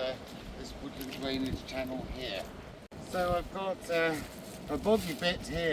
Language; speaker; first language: English; native; English